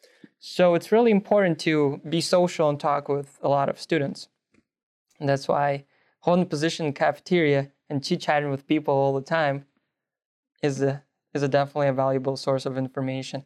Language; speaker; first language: English; non-native, fluent; Russian